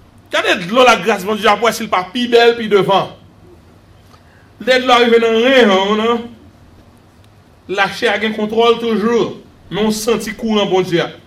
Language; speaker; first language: French; native; French